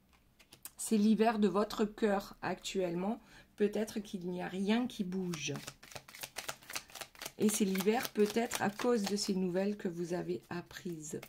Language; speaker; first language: French; native; French